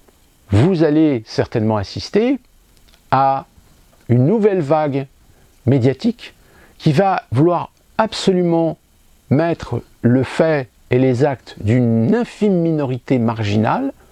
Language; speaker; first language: French; native; French